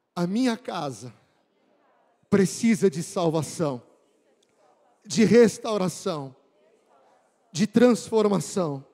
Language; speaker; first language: Portuguese; native; Portuguese